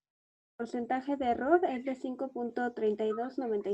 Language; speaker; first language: Spanish; native; Spanish